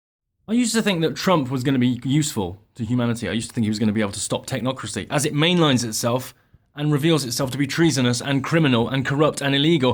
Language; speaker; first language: English; native; English